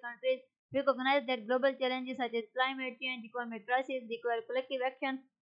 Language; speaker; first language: English; non-native, local second language; Urdu